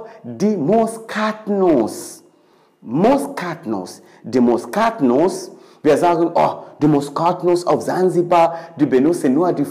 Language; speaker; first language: German; non-native, fluent; Swahili